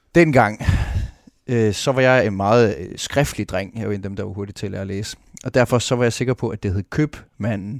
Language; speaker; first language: Danish; native; Danish